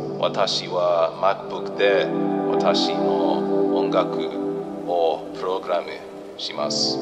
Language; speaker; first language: Japanese; non-native, learner; English